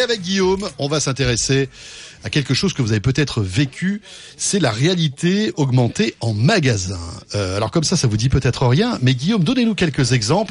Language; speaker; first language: French; native; French